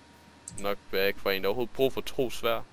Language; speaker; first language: Danish; native; Danish